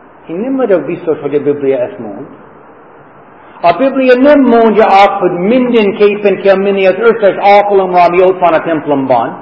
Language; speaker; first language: Hungarian; non-native, fluent; English